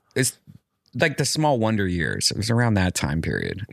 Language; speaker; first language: English; native; English